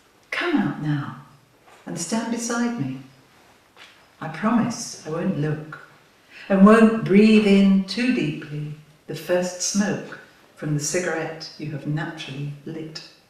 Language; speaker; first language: English; native; English